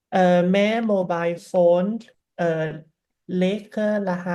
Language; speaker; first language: Hindi; non-native, learner; Thai